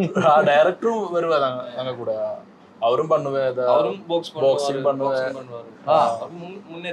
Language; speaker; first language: Tamil; non-native, learner; Malayalam